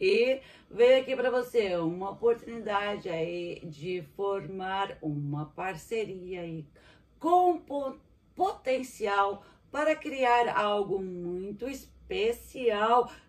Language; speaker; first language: Portuguese; native; Portuguese